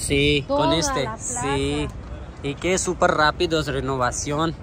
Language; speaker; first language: Spanish; non-native, learner; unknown